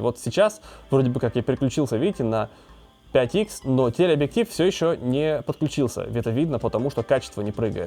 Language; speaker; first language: Russian; native; Russian